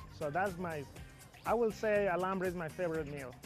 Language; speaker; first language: English; non-native, fluent; Spanish